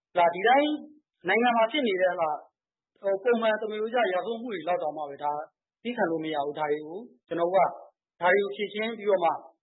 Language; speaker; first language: Burmese; native; Burmese